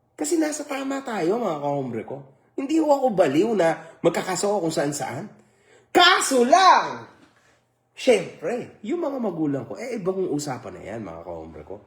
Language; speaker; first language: Filipino; native; Filipino